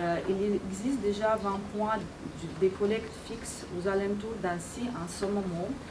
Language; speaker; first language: French; non-native, fluent; Ukrainian